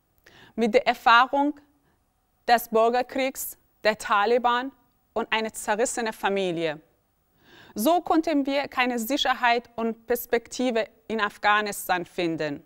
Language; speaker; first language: German; early bilingual, other home language; Persian